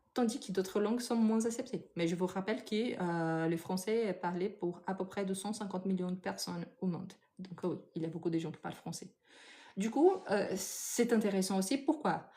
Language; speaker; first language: French; non-native, fluent; Portuguese